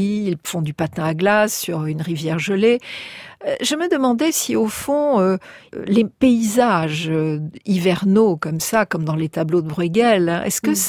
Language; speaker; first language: French; native; French